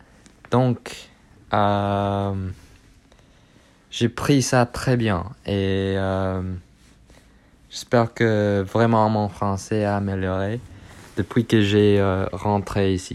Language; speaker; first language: French; non-native, learner; Spanish